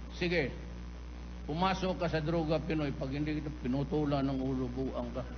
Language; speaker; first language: Filipino; non-native, local second language; Cebuano